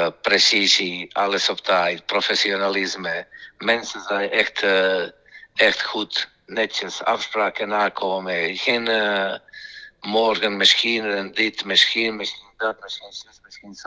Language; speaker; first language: Dutch; non-native, fluent; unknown